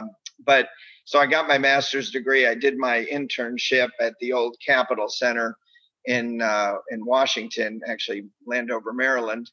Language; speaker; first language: English; native; English